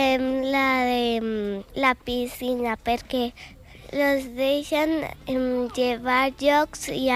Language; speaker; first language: Catalan; non-native, local second language; Spanish